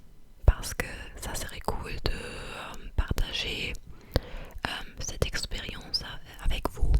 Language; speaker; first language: French; non-native, fluent; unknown